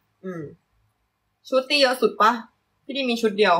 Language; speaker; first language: Thai; early bilingual, heritage; Thai